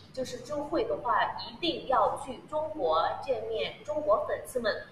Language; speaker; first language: Chinese; non-native, fluent; Thai